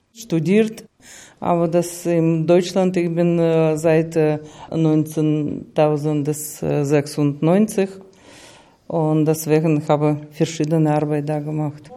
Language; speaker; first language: German; non-native, learner; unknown